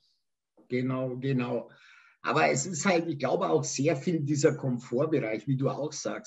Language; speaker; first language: German; native; German